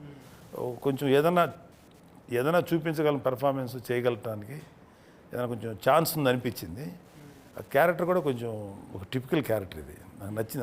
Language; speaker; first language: Telugu; native; Telugu